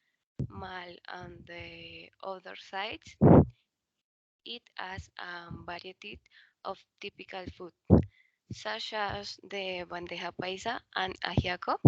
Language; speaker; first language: English; non-native, learner; Spanish